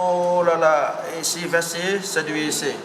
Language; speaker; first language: French; non-native, learner; Vietnamese